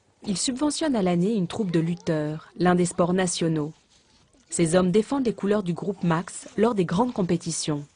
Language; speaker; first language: French; native; French